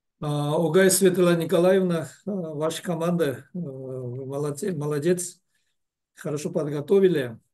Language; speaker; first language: Russian; non-native, learner; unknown